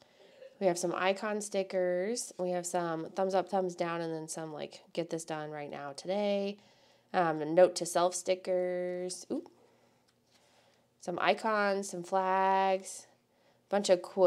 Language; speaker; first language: English; native; English